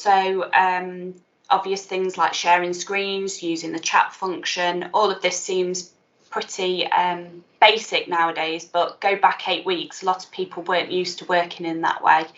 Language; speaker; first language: English; native; English